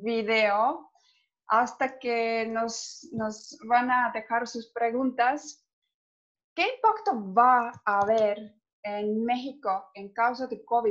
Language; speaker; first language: Spanish; non-native, fluent; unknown